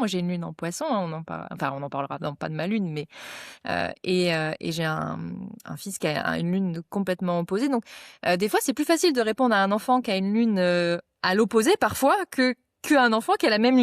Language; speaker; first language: French; native; French